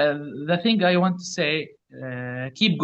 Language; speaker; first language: English; non-native, learner; Arabic